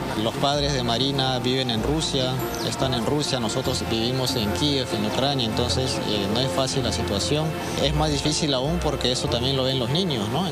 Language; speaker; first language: Spanish; non-native, fluent; Ukrainian